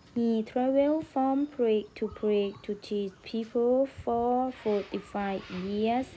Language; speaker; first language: English; non-native, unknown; Thai